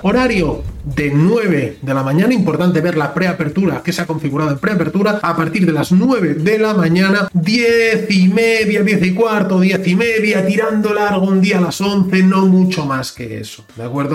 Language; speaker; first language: Spanish; native; Spanish